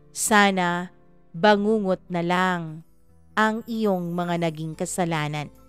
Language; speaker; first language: Filipino; non-native, local second language; Cebuano